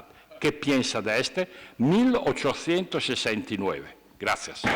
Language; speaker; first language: Spanish; non-native, learner; Italian